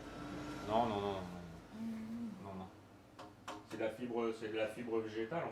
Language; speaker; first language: French; native; French